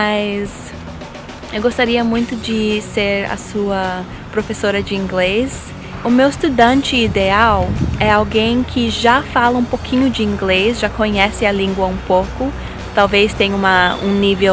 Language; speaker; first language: Portuguese; early bilingual, heritage; Portuguese